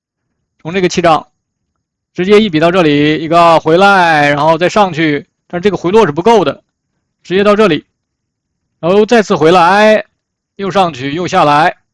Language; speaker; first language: Chinese; native; Chinese